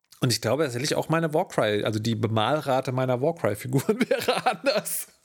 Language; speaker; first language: German; native; German